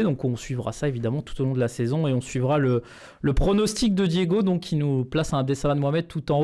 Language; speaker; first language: French; native; French